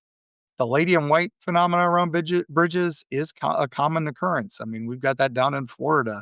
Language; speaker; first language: English; native; English